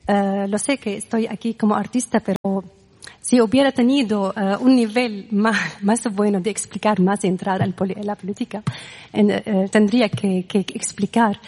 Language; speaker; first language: Spanish; non-native, learner; Arabic